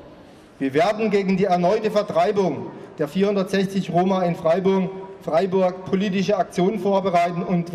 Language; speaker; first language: German; native; German